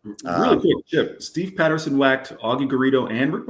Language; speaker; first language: English; native; English